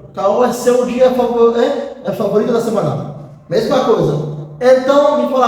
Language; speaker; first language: Portuguese; non-native, fluent; Haitian Creole